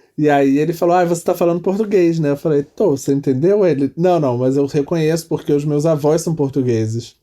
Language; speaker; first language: Portuguese; native; Portuguese